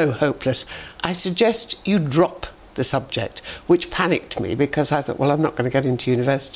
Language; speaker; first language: English; native; English